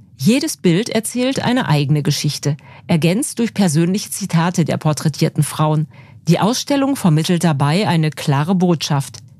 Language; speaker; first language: German; native; German